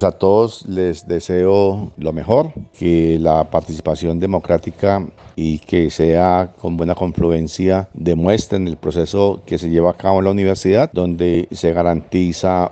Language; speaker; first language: Spanish; native; Spanish